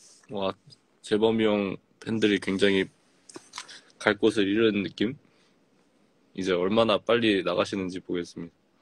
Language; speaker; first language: Korean; native; Korean